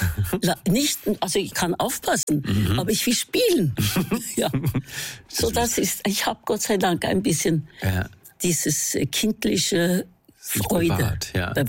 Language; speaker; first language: German; non-native, fluent; Norwegian